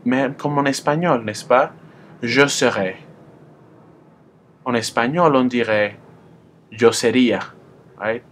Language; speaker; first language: French; non-native, fluent; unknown